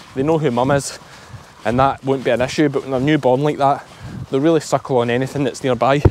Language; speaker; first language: English; native; English